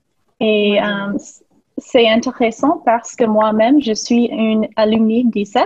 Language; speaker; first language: French; non-native, fluent; English